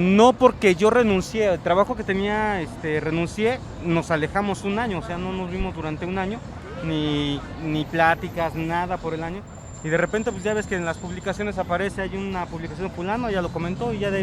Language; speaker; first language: Spanish; native; Spanish